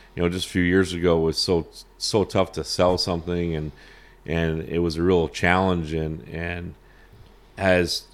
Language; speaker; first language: English; native; English